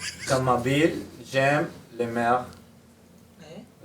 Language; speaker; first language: French; non-native, learner; Spanish